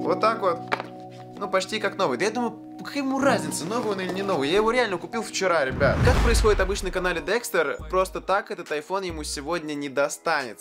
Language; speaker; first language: Russian; native; Russian